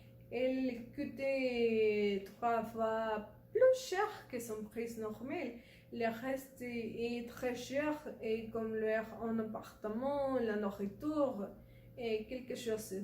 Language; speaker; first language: French; non-native, learner; Spanish